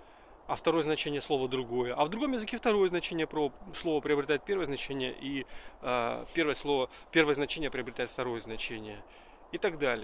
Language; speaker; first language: Russian; native; Russian